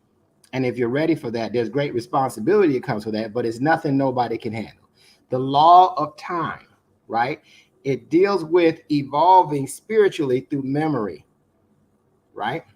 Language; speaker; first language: English; native; English